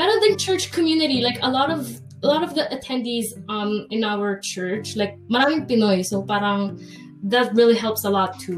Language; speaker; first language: English; non-native, local second language; Filipino